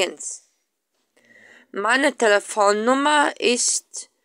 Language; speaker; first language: German; non-native, fluent; Latvian